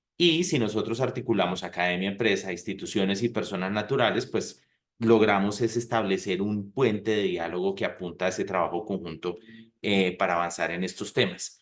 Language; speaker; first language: Spanish; native; Spanish